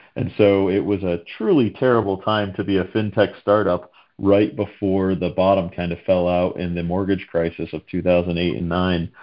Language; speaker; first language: English; native; English